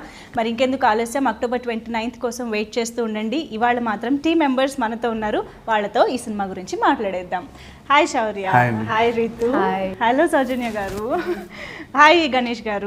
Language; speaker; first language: Telugu; native; Telugu